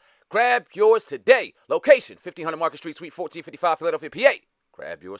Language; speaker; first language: English; native; English